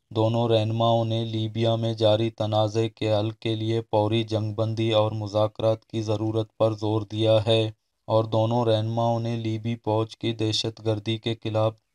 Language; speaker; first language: Urdu; non-native, local second language; Baluchi